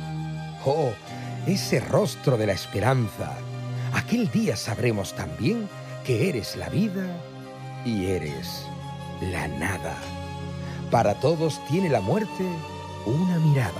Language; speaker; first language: Spanish; native; Spanish